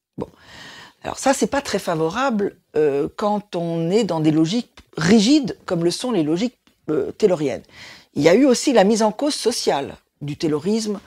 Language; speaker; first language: French; native; French